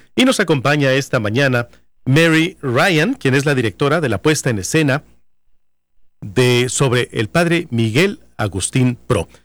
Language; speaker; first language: Spanish; native; Spanish